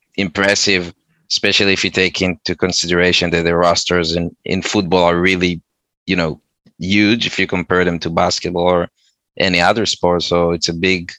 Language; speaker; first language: English; non-native, fluent; Hebrew